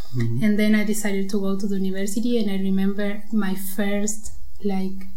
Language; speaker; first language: English; non-native, learner; Spanish